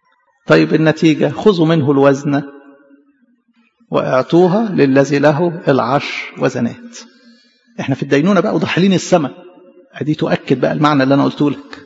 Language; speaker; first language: Arabic; native; Arabic